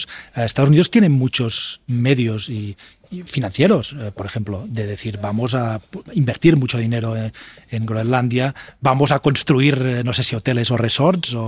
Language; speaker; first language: Spanish; native; Spanish